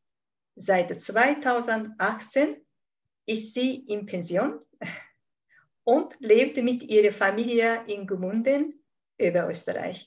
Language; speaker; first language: German; non-native, fluent; Japanese